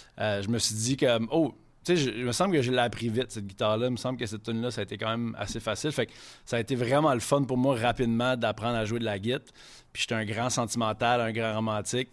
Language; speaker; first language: French; native; French